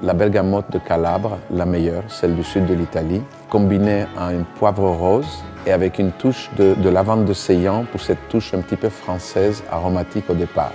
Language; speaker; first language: French; non-native, fluent; Greek